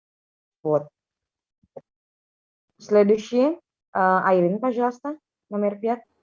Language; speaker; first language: Russian; non-native, fluent; Indonesian